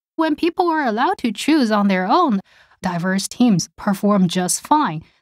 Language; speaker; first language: English; non-native, fluent; Chinese